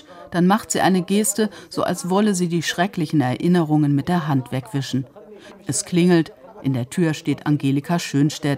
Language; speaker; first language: German; native; German